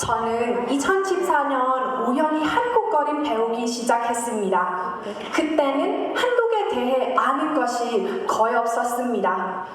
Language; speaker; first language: Korean; non-native, fluent; Thai